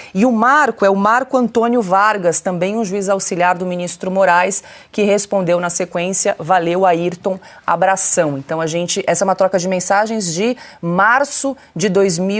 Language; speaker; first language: Portuguese; native; Portuguese